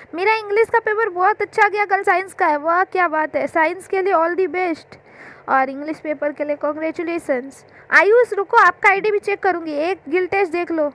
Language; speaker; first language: Hindi; non-native, local second language; Bangla